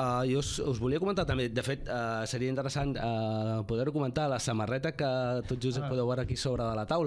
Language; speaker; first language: Catalan; native; Catalan